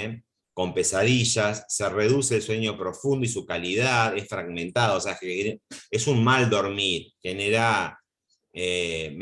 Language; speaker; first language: Spanish; native; Spanish